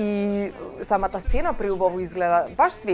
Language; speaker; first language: Macedonian; native; Macedonian